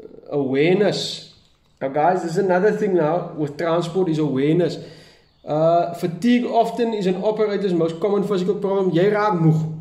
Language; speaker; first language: English; non-native, local second language; Afrikaans